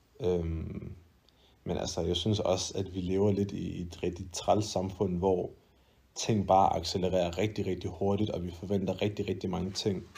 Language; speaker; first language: Danish; early bilingual, other home language; Arabic